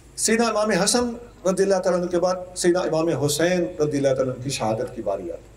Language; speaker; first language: Urdu; non-native, local second language; Punjabi